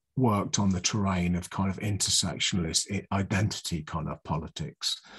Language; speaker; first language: English; native; English